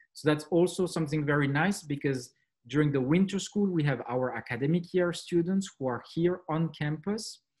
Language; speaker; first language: English; non-native, fluent; French